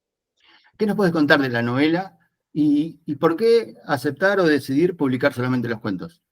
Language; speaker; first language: Spanish; native; Spanish